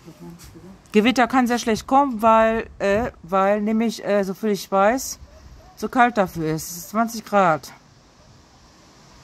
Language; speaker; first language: German; native; German